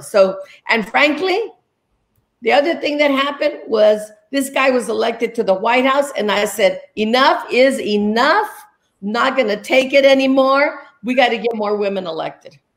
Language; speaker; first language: English; early bilingual, other home language; Spanish